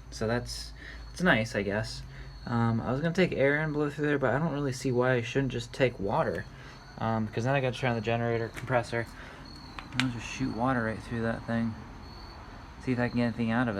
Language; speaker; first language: English; native; English